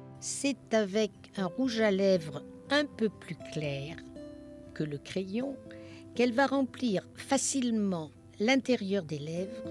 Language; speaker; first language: French; native; French